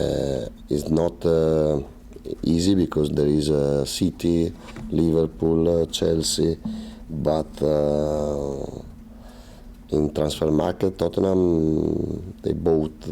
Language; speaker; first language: English; non-native, learner; Italian